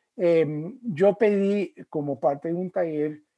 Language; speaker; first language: Spanish; non-native, fluent; English